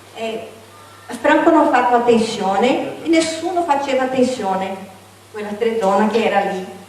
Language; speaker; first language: Italian; non-native, fluent; Portuguese